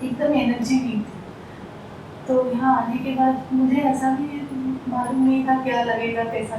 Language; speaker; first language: Hindi; non-native, local second language; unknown